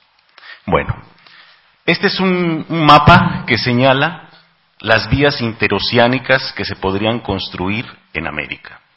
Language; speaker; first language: Spanish; native; Spanish